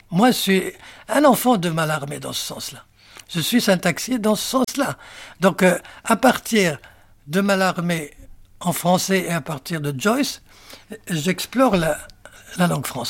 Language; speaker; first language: French; non-native, local second language; Arabic